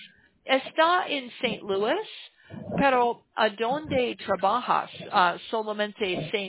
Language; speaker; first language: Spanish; non-native, learner; English